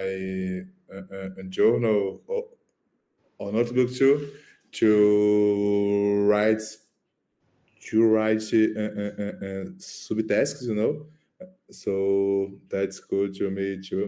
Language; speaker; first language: English; non-native, learner; Portuguese